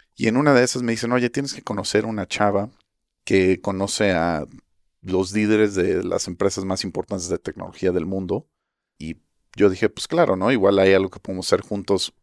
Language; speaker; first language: Spanish; early bilingual, heritage; Spanish